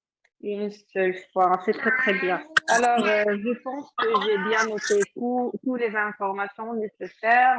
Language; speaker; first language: French; non-native, fluent; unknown